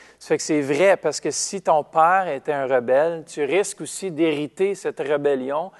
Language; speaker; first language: French; native; French